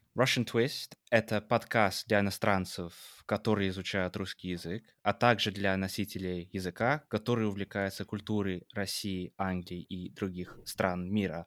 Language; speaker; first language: Russian; non-native, fluent; English